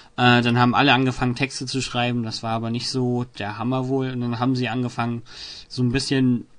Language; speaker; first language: German; native; German